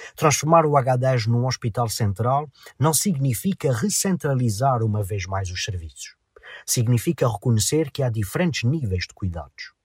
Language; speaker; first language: Portuguese; native; Portuguese